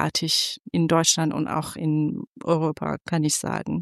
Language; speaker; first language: German; non-native, fluent; Persian